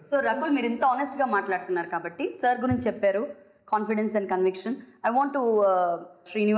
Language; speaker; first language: Telugu; native; Telugu